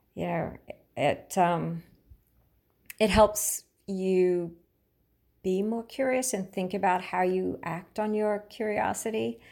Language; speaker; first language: English; native; English